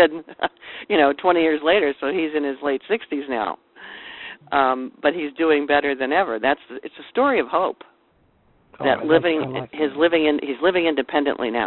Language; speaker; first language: English; native; English